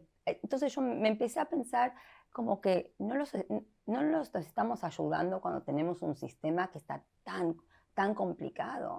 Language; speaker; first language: Spanish; early bilingual, heritage; Spanish